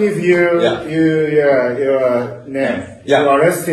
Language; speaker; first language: English; non-native, learner; Japanese